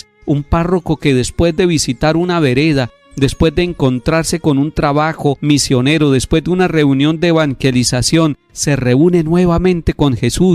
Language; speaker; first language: Spanish; native; Spanish